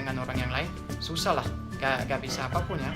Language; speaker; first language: Indonesian; non-native, fluent; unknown